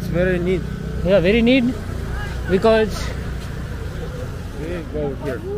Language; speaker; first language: English; non-native, learner; Hindi